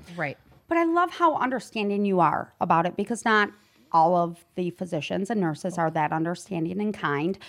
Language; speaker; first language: English; native; English